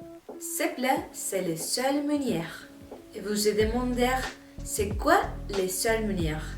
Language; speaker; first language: French; non-native, learner; Spanish